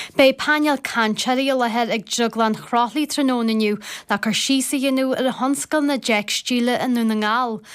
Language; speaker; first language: Irish; native; Irish